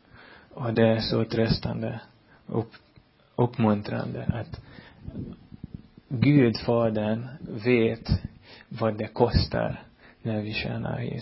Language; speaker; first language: Swedish; non-native, fluent; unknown